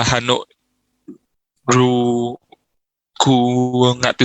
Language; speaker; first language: Vietnamese; native; Vietnamese